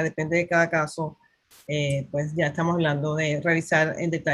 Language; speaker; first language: Spanish; native; Spanish